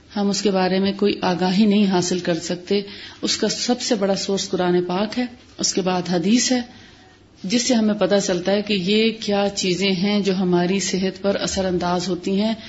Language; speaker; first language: Urdu; native; Urdu